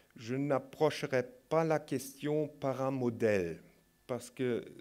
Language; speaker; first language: French; non-native, fluent; German